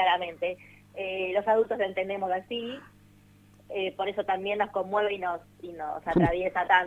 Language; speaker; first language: Spanish; native; Spanish